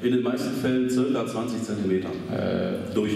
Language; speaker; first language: German; native; German